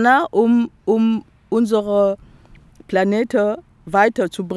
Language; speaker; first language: German; non-native, fluent; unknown